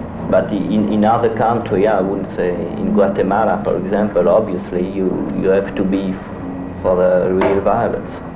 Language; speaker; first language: English; non-native, fluent; French